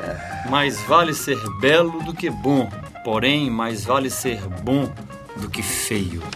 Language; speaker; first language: Portuguese; native; Portuguese